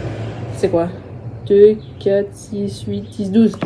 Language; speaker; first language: French; native; French